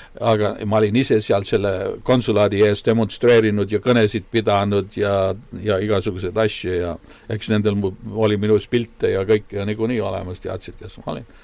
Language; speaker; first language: Estonian; native; Estonian